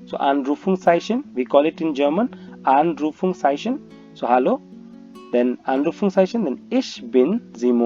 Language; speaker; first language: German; non-native, learner; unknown